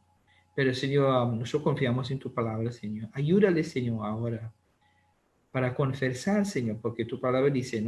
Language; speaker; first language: Spanish; non-native, learner; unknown